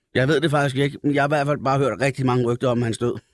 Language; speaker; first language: Danish; native; Danish